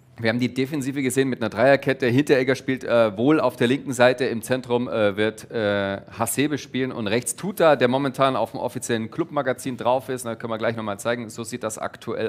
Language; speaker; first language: German; native; German